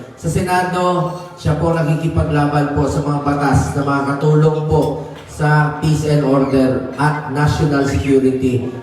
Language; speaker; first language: Filipino; non-native, local second language; Cebuano